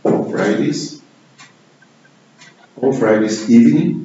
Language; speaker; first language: English; non-native, learner; Portuguese